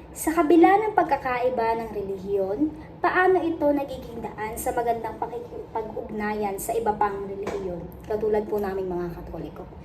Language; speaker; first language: Filipino; native; Filipino